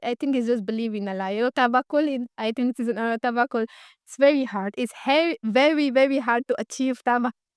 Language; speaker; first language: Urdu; non-native, fluent; Romanian